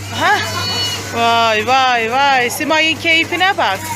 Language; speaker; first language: Turkish; native; Turkish